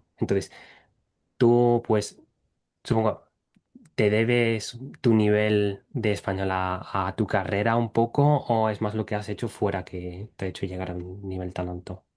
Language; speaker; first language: Spanish; non-native, fluent; English